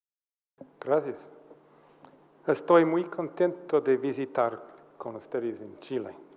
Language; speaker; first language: Spanish; non-native, learner; English